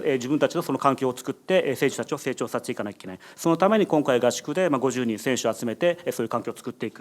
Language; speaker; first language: Japanese; native; Japanese